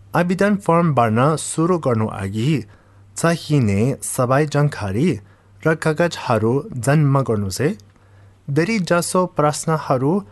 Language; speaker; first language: Nepali; non-native, fluent; English